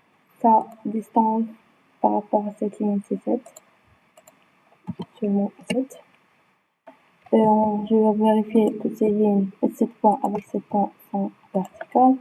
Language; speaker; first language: French; non-native, local second language; Arabic